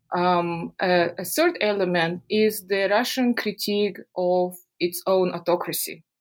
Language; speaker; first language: English; non-native, fluent; Russian